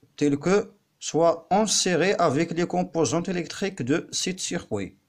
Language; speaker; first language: French; non-native, local second language; Arabic